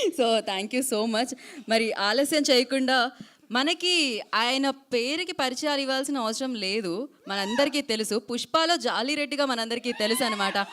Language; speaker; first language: Telugu; native; Telugu